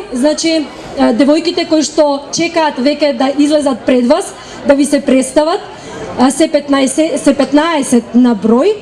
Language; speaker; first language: Macedonian; native; Macedonian